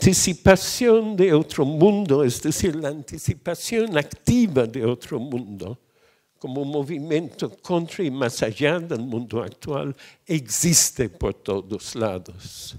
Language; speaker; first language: Spanish; non-native, fluent; English